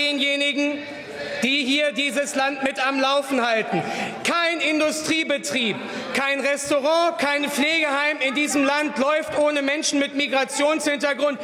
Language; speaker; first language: German; native; German